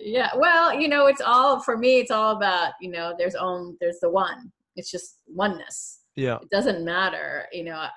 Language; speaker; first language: English; native; English